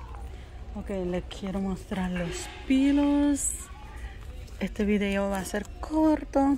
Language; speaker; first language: Spanish; early bilingual, heritage; Spanish